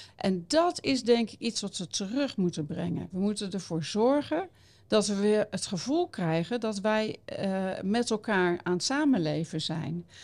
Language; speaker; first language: Dutch; native; Dutch